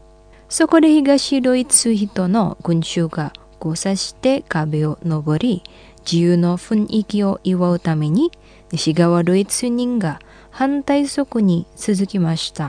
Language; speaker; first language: Japanese; non-native, fluent; Indonesian